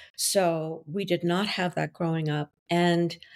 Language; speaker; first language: English; non-native, fluent; French